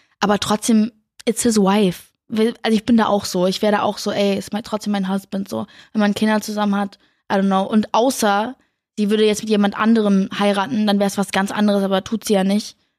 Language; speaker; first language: German; native; German